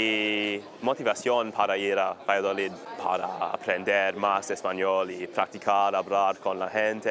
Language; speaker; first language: Spanish; non-native, learner; English